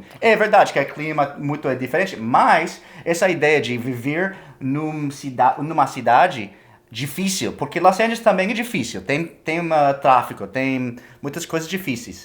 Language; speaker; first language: Portuguese; non-native, fluent; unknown